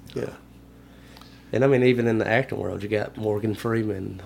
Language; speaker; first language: English; native; English